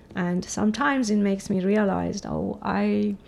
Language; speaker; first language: English; non-native, fluent; Romanian